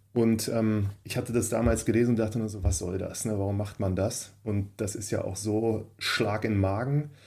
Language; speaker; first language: German; native; German